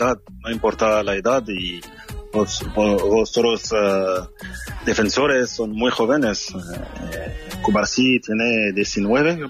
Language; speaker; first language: Spanish; non-native, fluent; French